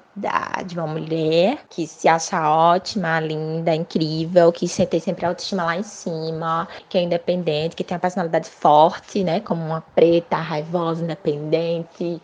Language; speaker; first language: Portuguese; native; Portuguese